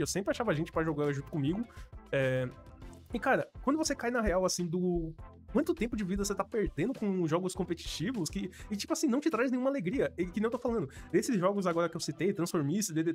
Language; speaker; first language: Portuguese; native; Portuguese